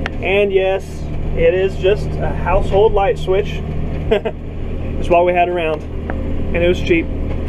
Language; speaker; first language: English; native; English